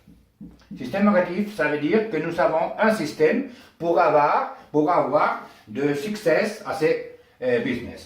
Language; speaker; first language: French; non-native, learner; Spanish